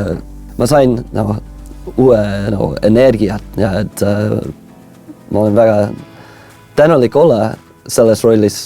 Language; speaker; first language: Estonian; non-native, fluent; English